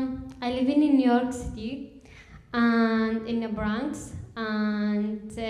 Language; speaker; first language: English; non-native, learner; Kurdish